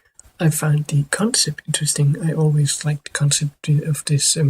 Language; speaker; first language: English; non-native, fluent; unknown